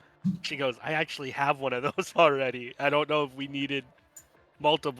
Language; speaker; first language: English; native; English